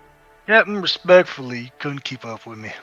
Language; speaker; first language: English; native; English